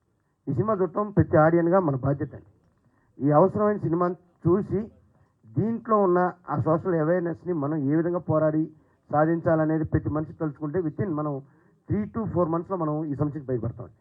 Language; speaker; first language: Telugu; native; Telugu